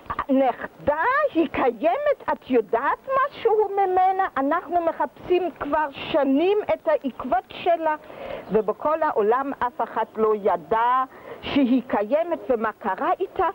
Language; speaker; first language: Hebrew; early bilingual, other home language; German